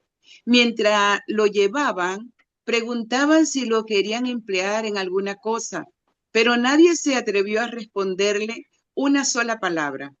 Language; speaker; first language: Spanish; native; Spanish